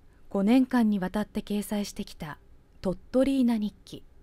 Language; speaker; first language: Japanese; native; Japanese